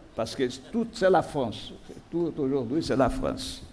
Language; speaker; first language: French; non-native, fluent; Portuguese